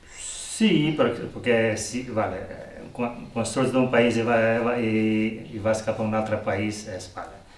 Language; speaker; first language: Catalan; non-native, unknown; Albanian